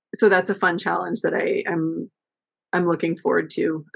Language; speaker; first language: English; native; English